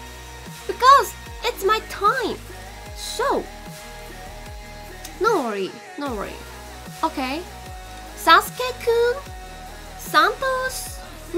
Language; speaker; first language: English; non-native, learner; Korean